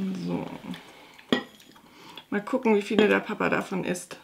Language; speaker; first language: German; native; German